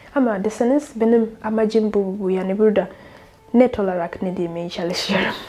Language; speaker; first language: Turkish; non-native, fluent; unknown